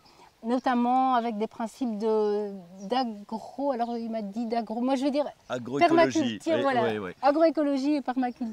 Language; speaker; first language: French; native; French